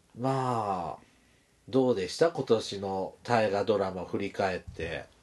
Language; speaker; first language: Japanese; native; Japanese